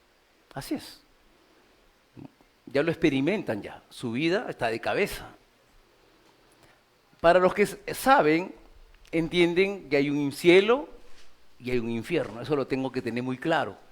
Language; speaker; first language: Spanish; native; Spanish